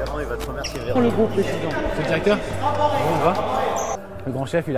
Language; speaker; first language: French; native; French